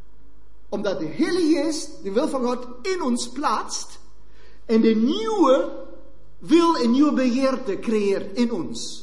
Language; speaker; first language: Dutch; non-native, fluent; German